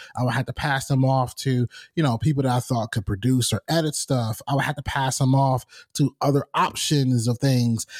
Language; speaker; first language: English; native; English